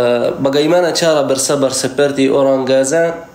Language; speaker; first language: Indonesian; non-native, fluent; Arabic